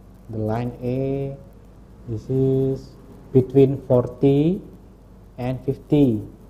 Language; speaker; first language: English; non-native, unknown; Indonesian